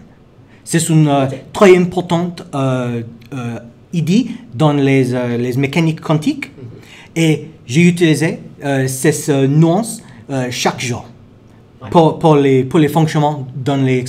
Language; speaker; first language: French; non-native, learner; English